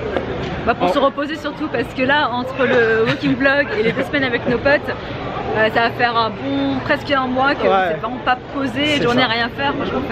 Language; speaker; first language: French; native; French